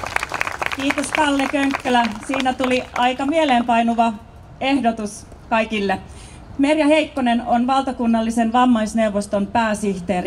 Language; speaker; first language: Finnish; native; Finnish